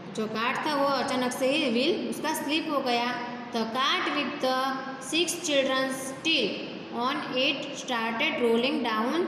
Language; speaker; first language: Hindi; non-native, local second language; Gujarati